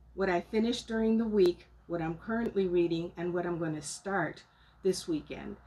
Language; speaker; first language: English; non-native, local second language; Spanish